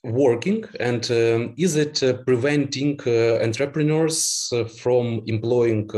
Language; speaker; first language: English; non-native, fluent; Ukrainian